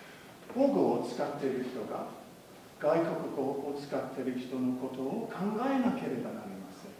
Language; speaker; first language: Japanese; non-native, fluent; English